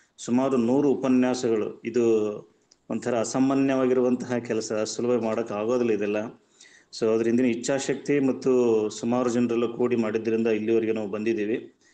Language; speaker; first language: Kannada; native; Kannada